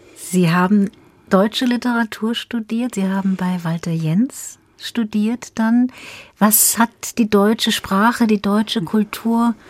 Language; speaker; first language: German; native; German